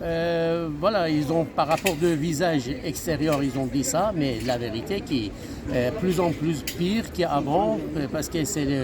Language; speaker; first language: French; non-native, fluent; Persian